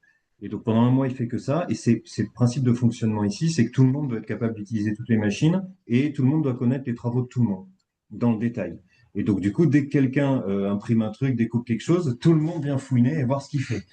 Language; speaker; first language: French; native; French